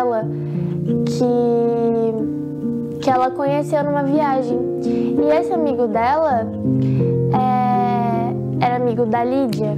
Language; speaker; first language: Portuguese; native; Portuguese